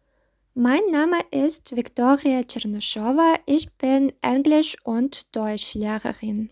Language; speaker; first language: German; non-native, fluent; Russian